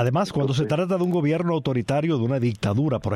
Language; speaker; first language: Spanish; native; Spanish